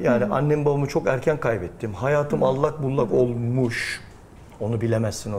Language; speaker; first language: Turkish; native; Turkish